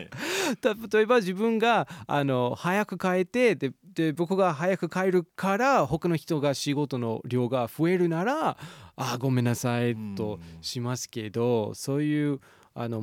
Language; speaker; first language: Japanese; non-native, fluent; English